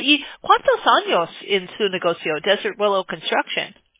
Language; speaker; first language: Spanish; non-native, learner; English